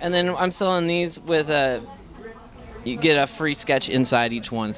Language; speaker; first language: English; native; English